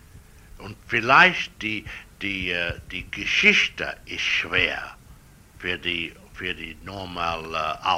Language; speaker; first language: German; non-native, learner; English